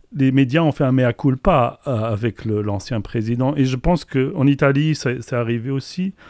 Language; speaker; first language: French; non-native, local second language; Polish